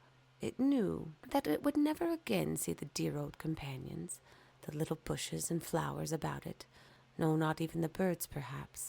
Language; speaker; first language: English; native; English